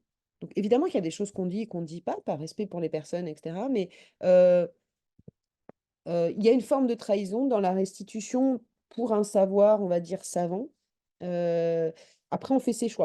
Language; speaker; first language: French; native; French